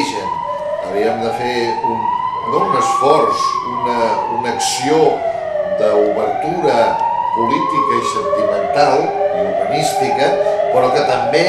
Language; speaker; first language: Catalan; native; Catalan